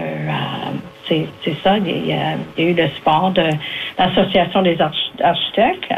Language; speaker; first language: French; native; French